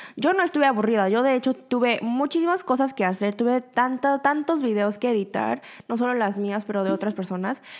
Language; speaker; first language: Spanish; early bilingual, other home language; Korean